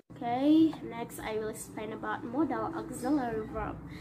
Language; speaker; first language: English; non-native, learner; Indonesian